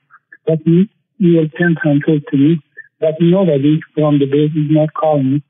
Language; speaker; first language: English; non-native, learner; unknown